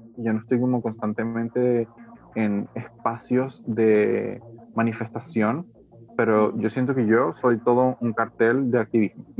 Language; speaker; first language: Spanish; native; Spanish